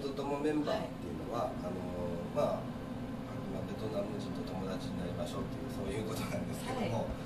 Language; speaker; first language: Japanese; native; Japanese